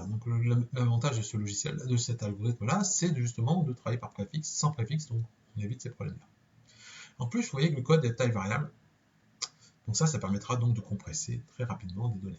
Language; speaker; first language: French; native; French